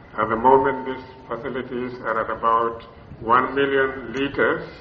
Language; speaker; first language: English; non-native, local second language; Luyia